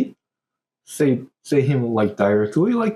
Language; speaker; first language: English; non-native, learner; Korean